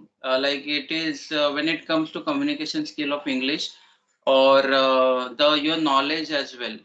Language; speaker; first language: English; non-native, learner; Marathi